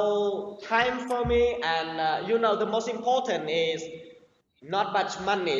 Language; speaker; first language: English; non-native, learner; Vietnamese